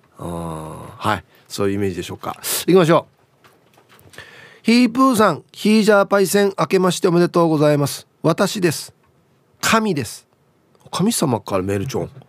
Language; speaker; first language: Japanese; native; Japanese